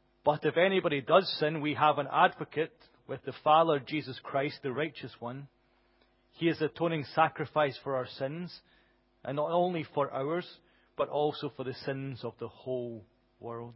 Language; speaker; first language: English; native; English